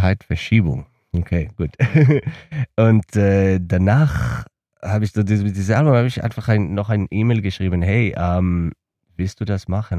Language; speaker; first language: German; non-native, learner; Hebrew